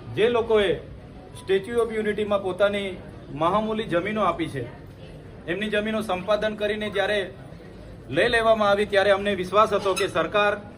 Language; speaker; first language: Gujarati; non-native, local second language; Vasavi